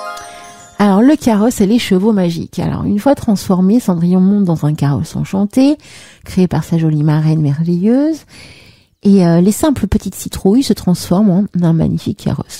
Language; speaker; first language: French; native; French